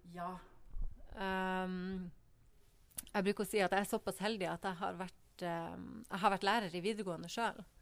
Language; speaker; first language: Norwegian; native; Norwegian